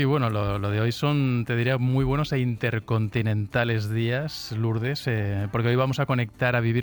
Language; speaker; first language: Spanish; native; Spanish